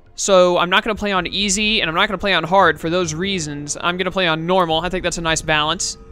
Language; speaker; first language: English; native; English